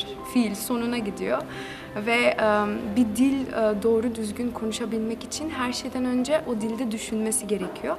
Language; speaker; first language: Turkish; non-native, fluent; Macedonian